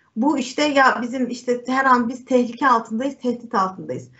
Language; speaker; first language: Turkish; native; Turkish